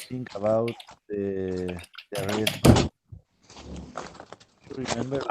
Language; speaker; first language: English; non-native, fluent; Spanish